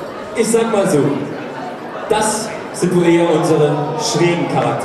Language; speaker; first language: German; native; German